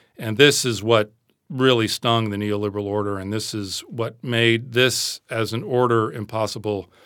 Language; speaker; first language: English; native; English